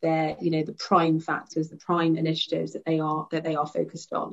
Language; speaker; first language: English; native; English